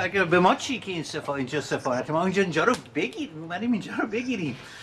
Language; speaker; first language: Persian; non-native, fluent; English